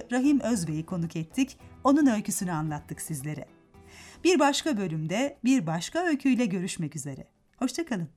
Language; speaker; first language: Turkish; native; Turkish